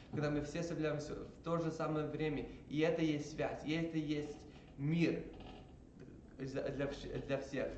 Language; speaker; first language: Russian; early bilingual, heritage; English